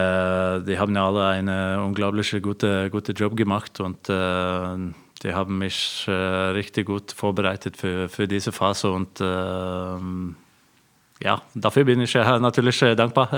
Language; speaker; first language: German; non-native, fluent; Norwegian